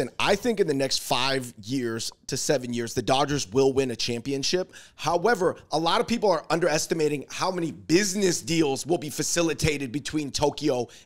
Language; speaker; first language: English; native; English